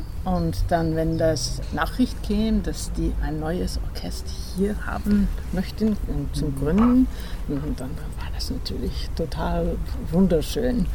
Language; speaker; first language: German; non-native, fluent; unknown